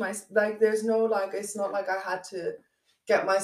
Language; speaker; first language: English; non-native, local second language; Dutch